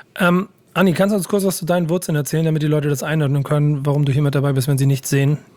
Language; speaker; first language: German; native; German